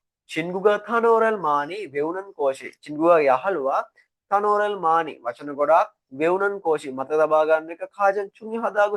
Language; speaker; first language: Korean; non-native, fluent; Sinhala